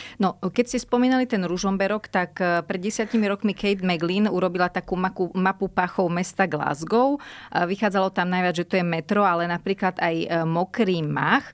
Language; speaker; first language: Slovak; native; Slovak